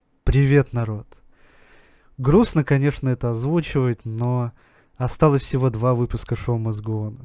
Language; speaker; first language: Russian; native; Russian